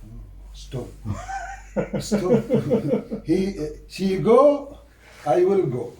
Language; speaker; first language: English; non-native, learner; Arabic